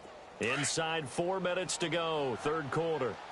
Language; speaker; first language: English; native; English